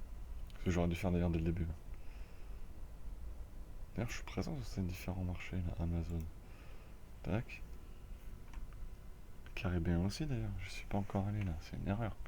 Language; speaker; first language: French; native; French